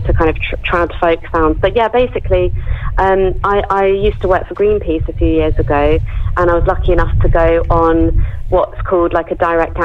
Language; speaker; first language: English; native; English